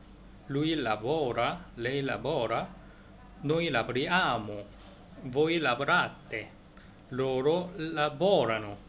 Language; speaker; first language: Italian; non-native, learner; Korean